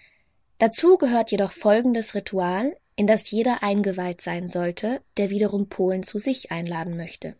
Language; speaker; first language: German; native; German